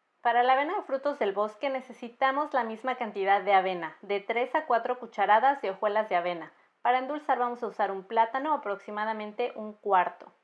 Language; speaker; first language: Spanish; native; Spanish